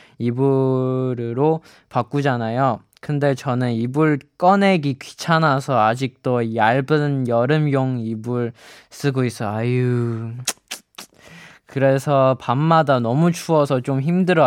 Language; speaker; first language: Korean; non-native, fluent; Chinese